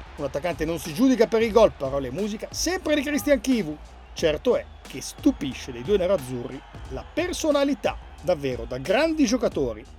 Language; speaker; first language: Italian; native; Italian